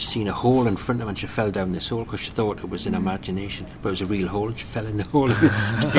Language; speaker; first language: English; native; English